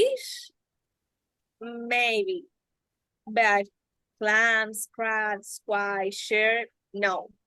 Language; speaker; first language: English; non-native, learner; Spanish